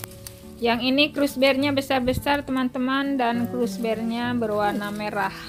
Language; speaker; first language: Indonesian; native; Indonesian